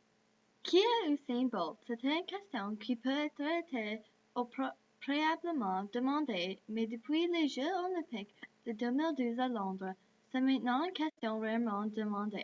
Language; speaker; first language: French; non-native, learner; English